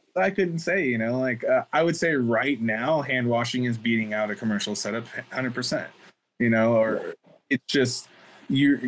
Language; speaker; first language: English; native; English